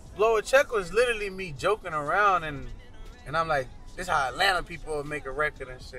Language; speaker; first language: English; early bilingual, other home language; Haitian Creole